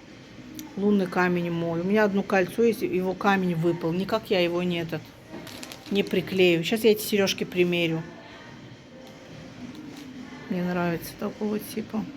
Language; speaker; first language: Russian; non-native, local second language; Azerbaijani